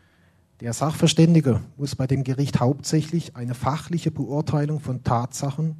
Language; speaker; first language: German; native; German